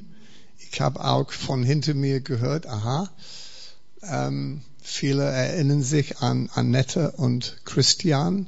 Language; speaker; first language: German; non-native, fluent; English